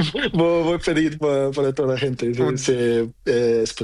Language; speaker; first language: Spanish; non-native, learner; Portuguese